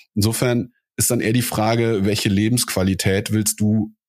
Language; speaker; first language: German; native; German